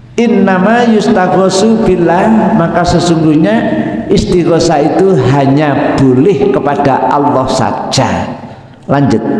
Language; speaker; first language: Indonesian; native; Indonesian